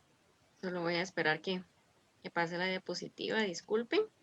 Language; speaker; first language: Spanish; native; Spanish